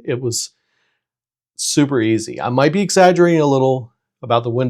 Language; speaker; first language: English; native; English